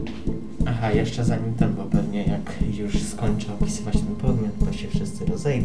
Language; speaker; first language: Polish; native; Polish